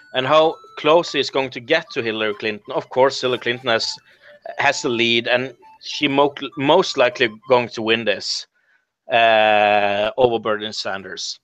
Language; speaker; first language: English; non-native, fluent; Norwegian